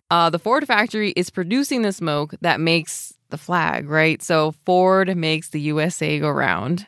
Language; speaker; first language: English; early bilingual, other home language; Spanish